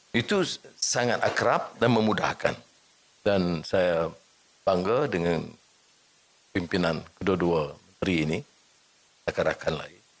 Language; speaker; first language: Malay; native; Malay